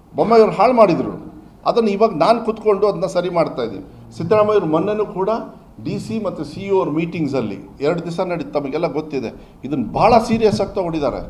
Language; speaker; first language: Kannada; native; Kannada